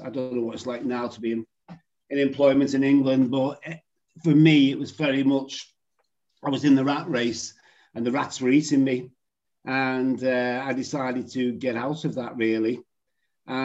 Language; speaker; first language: English; native; English